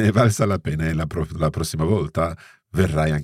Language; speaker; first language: Italian; non-native, fluent; English